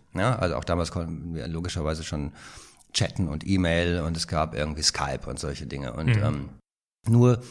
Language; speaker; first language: German; native; German